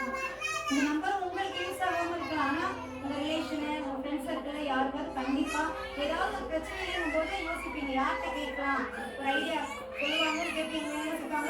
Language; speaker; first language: Tamil; native; Tamil